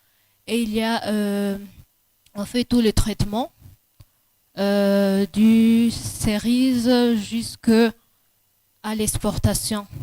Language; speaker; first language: French; non-native, local second language; Rundi